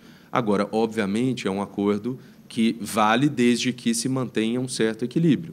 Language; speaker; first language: Portuguese; native; Portuguese